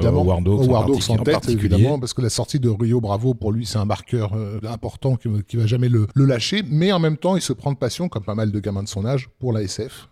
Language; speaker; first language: French; native; French